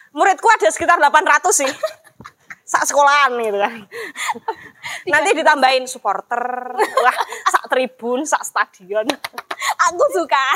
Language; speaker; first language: Indonesian; non-native, local second language; Javanese